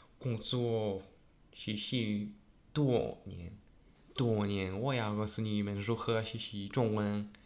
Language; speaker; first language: Chinese; non-native, learner; Polish